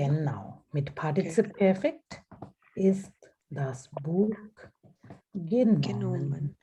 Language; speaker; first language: German; non-native, fluent; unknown